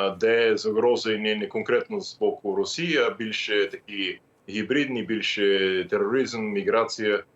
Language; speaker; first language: Ukrainian; non-native, fluent; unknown